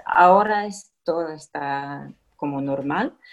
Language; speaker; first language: Spanish; non-native, fluent; English